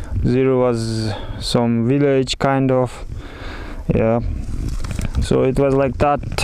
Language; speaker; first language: English; non-native, learner; Kazakh